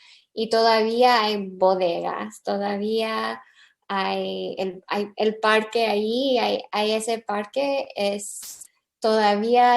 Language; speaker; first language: Spanish; early bilingual, heritage; English